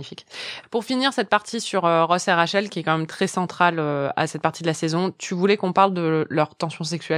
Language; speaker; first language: French; native; French